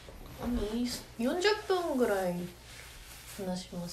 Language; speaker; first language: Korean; non-native, learner; Japanese